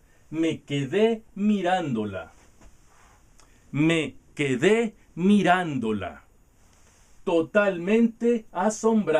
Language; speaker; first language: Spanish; non-native, learner; English